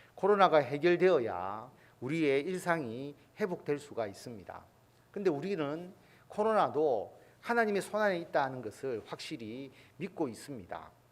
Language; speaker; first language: Korean; native; Korean